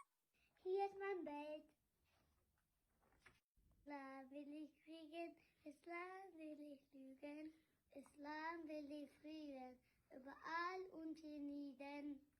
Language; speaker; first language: German; early bilingual, other home language; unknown